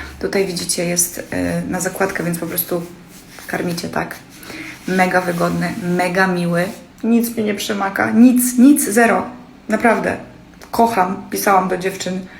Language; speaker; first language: Polish; native; Polish